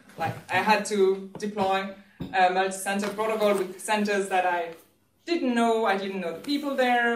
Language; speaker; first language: English; non-native, fluent; French